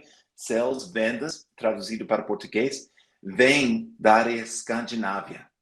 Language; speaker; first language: Portuguese; non-native, fluent; English